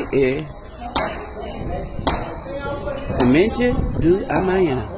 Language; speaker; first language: Portuguese; non-native, learner; English